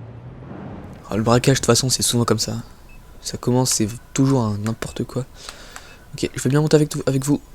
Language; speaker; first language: French; native; French